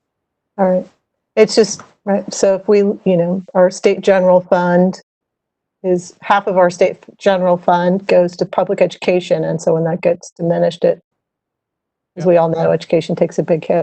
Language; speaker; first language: English; native; English